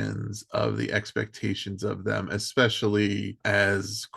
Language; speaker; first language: English; native; English